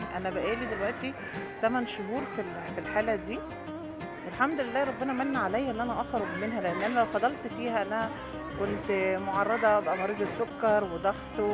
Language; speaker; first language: Arabic; native; Arabic